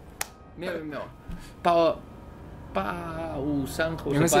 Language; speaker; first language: Chinese; non-native, fluent; English